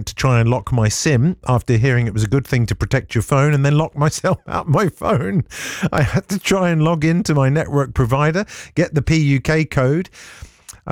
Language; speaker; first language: English; native; English